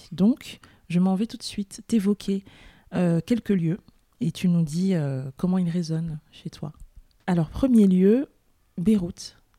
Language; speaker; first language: French; native; French